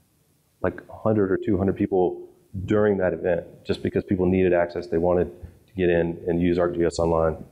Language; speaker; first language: English; native; English